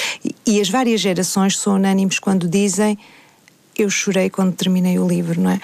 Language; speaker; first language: Portuguese; native; Portuguese